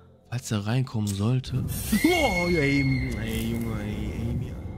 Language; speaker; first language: German; native; German